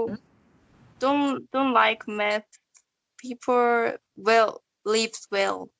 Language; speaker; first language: English; non-native, learner; Korean